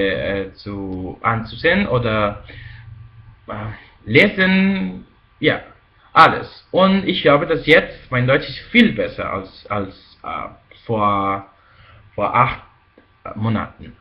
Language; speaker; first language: German; non-native, fluent; Spanish